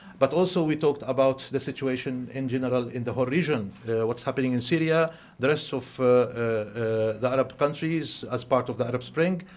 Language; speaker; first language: English; non-native, fluent; Arabic